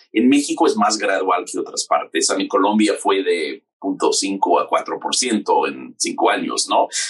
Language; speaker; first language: Spanish; non-native, fluent; English